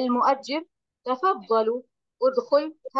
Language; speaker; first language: Arabic; non-native, learner; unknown